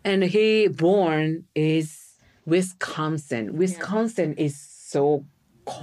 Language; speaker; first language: English; non-native, learner; Japanese